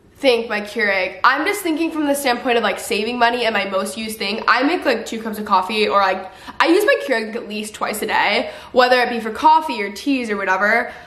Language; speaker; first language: English; native; English